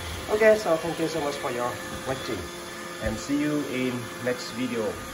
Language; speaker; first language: English; non-native, learner; Vietnamese